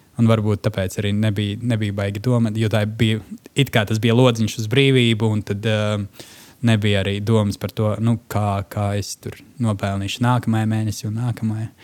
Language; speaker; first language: Latvian; non-native, local second language; Russian